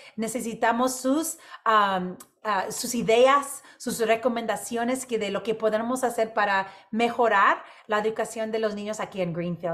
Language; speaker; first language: Spanish; non-native, local second language; English